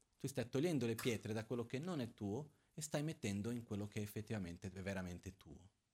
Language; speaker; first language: Italian; non-native, fluent; Portuguese